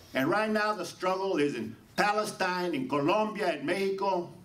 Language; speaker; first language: English; native; English